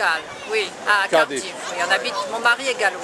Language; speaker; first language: French; native; French